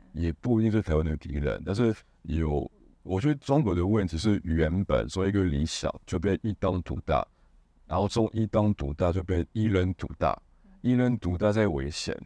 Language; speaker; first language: Chinese; non-native, fluent; Hebrew